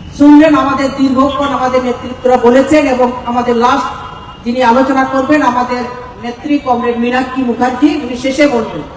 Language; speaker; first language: Bangla; non-native, local second language; Santali